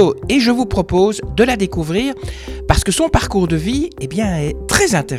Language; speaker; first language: French; native; French